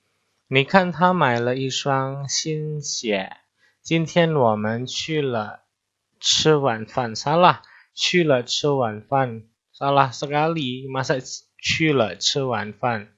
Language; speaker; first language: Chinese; non-native, fluent; Indonesian